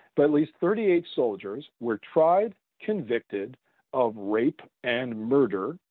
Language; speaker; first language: English; native; English